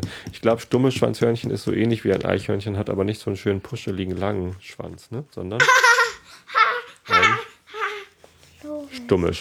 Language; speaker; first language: German; native; German